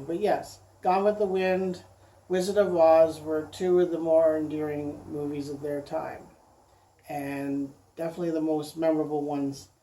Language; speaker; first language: English; native; English